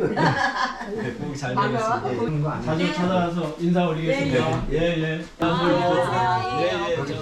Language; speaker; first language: Korean; native; Korean